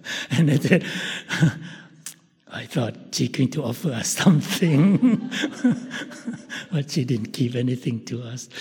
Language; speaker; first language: English; non-native, fluent; Thai